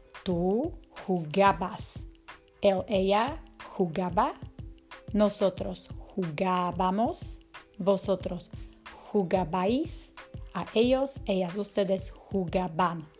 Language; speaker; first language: Spanish; non-native, fluent; Slovak